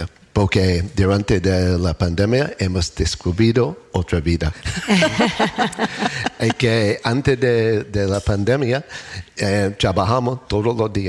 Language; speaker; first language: Spanish; non-native, learner; English